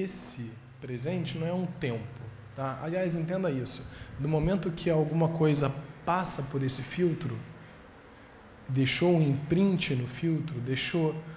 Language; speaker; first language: Portuguese; native; Portuguese